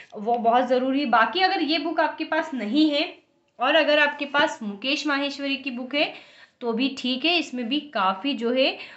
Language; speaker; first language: Hindi; native; Hindi